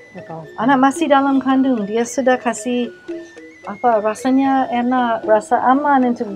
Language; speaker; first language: Indonesian; non-native, learner; English